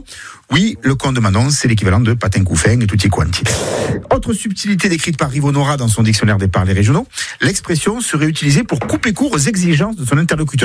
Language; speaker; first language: French; native; French